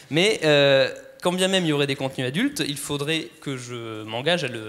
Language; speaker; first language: French; native; French